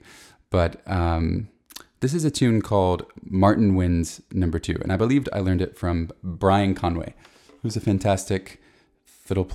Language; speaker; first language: English; native; English